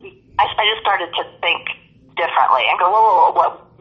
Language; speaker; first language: English; native; English